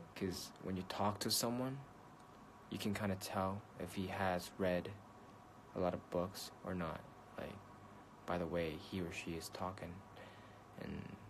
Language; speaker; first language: English; early bilingual, other home language; Korean